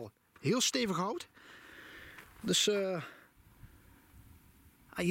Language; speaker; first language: Dutch; native; Dutch